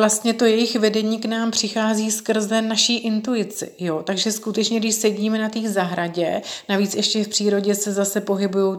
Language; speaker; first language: Czech; native; Czech